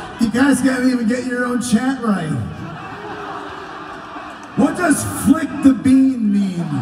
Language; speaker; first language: English; native; English